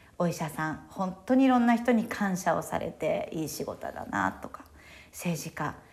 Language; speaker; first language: Japanese; native; Japanese